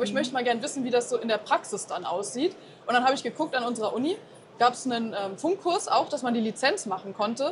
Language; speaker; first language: German; native; German